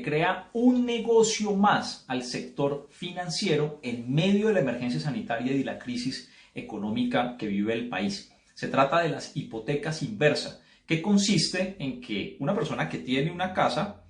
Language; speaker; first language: Spanish; native; Spanish